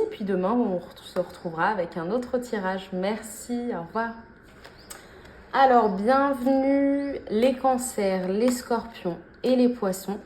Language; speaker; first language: French; native; French